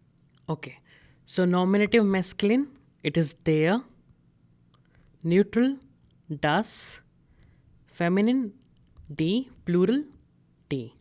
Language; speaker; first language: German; non-native, fluent; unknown